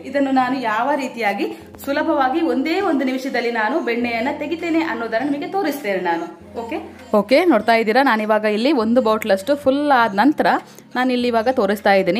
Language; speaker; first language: Kannada; non-native, local second language; Tulu